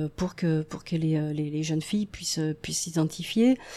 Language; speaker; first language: French; native; French